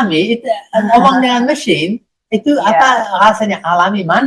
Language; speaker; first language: Indonesian; non-native, fluent; English